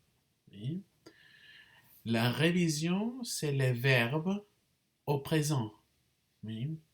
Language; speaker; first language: French; non-native, fluent; English